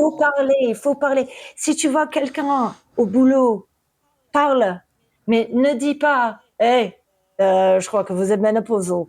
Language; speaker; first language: French; early bilingual, heritage; English